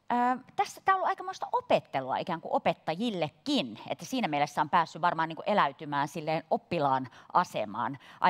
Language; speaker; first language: Finnish; native; Finnish